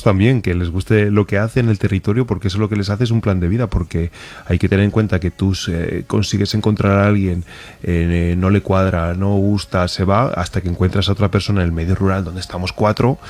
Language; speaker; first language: Spanish; native; Spanish